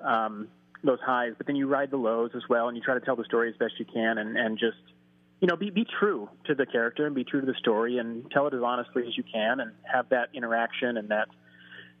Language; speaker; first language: English; native; English